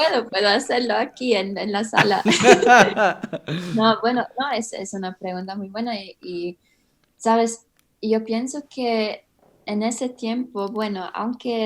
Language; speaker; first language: Spanish; early bilingual, heritage; English